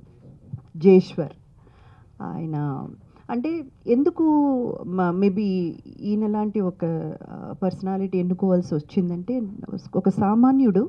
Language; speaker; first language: Telugu; native; Telugu